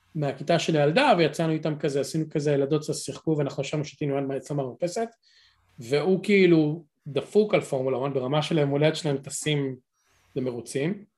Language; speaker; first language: Hebrew; native; Hebrew